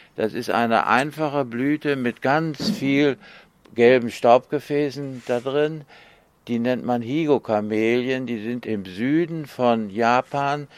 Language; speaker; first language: German; native; German